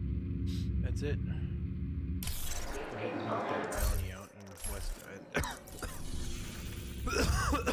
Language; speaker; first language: English; native; English